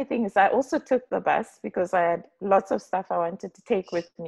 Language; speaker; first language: English; non-native, local second language; Shona